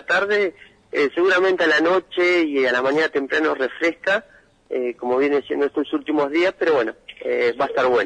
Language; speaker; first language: Spanish; native; Spanish